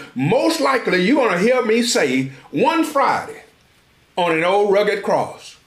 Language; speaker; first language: English; native; English